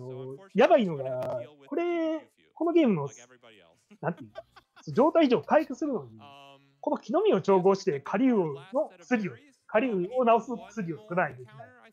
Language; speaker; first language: Japanese; native; Japanese